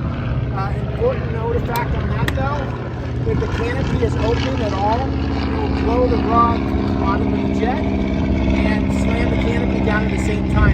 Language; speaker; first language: English; native; English